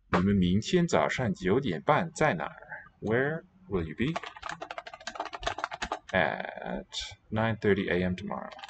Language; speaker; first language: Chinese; non-native, learner; English